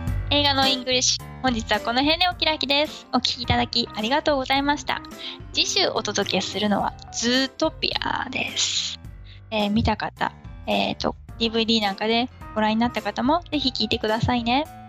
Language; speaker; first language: Japanese; native; Japanese